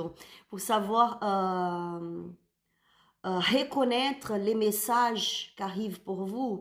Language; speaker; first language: French; non-native, learner; Spanish